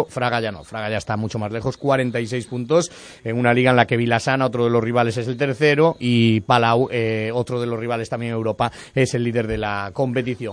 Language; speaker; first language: Spanish; native; Spanish